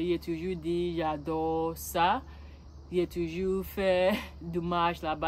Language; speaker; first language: French; non-native, learner; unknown